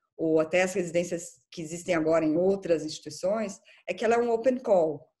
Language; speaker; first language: Portuguese; native; Portuguese